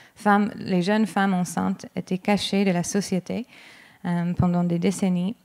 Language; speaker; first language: French; non-native, fluent; English